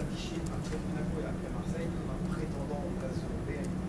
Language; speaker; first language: French; native; French